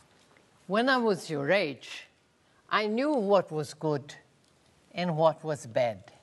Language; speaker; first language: English; non-native, fluent; Portuguese